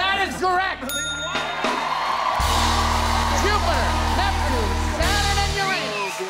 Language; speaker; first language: English; native; English